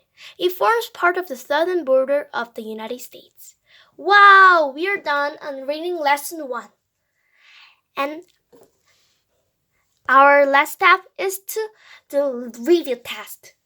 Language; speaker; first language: English; non-native, fluent; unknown